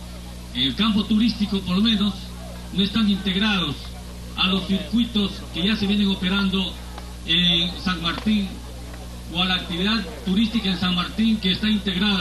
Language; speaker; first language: Spanish; native; Spanish